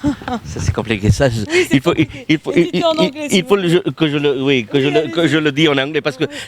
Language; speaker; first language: French; non-native, fluent; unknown